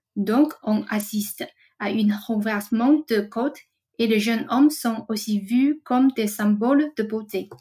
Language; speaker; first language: French; non-native, fluent; Chinese